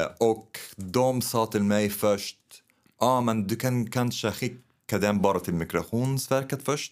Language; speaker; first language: Swedish; non-native, fluent; Arabic